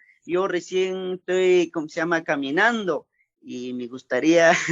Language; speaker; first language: Spanish; non-native, local second language; Quechua